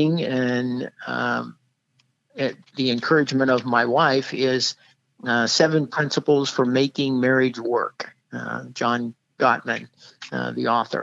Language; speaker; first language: English; native; English